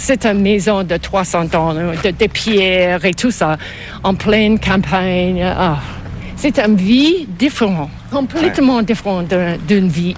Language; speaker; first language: French; non-native, local second language; English